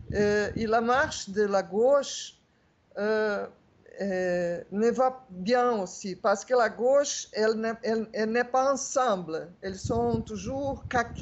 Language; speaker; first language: French; non-native, fluent; Portuguese